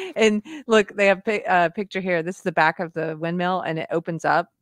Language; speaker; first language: English; native; English